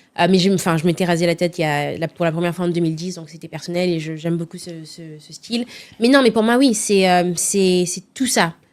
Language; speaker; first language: French; early bilingual, other home language; Lingala